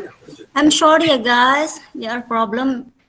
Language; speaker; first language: English; non-native, fluent; Indonesian